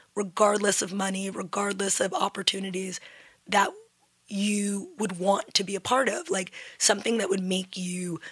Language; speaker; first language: English; native; English